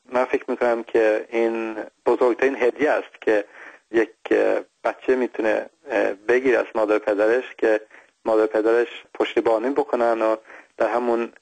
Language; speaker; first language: Persian; non-native, fluent; Swedish